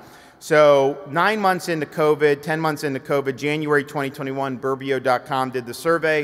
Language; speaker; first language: English; native; English